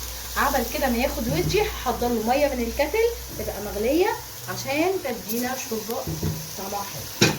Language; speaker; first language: Arabic; native; Arabic